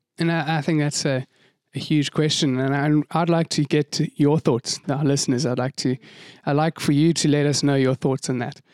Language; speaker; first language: English; native; English